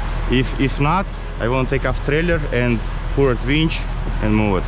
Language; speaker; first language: English; non-native, learner; Russian